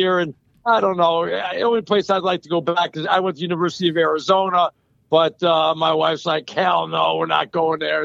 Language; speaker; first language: English; native; English